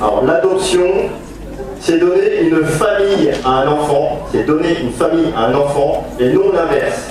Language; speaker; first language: French; native; French